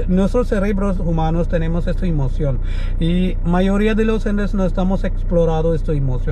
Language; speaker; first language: Spanish; non-native, learner; Malayalam